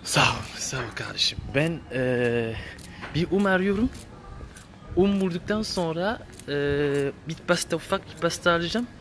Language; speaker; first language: Turkish; non-native, learner; French